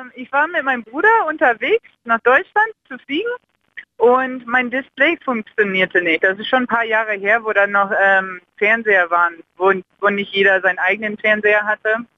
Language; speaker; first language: German; non-native, fluent; English